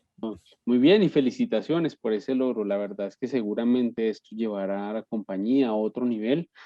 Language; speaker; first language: Spanish; native; Spanish